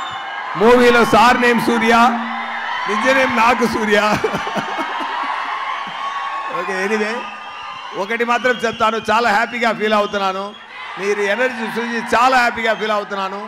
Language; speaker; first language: Telugu; non-native, learner; Tamil